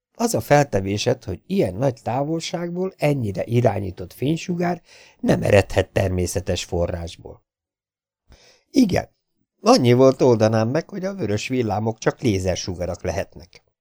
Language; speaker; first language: Hungarian; native; Hungarian